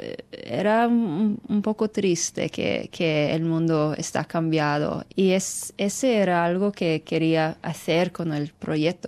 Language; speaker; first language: Spanish; non-native, fluent; English